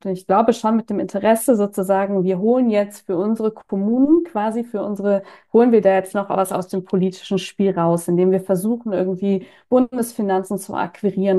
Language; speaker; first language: German; native; German